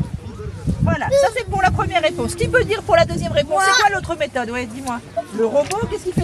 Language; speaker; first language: French; native; French